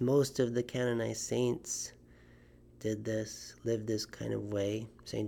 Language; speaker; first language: English; native; English